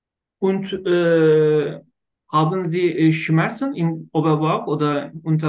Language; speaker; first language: German; non-native, learner; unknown